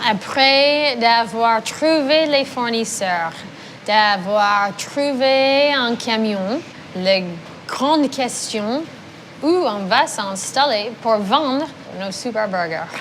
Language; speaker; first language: French; non-native, fluent; English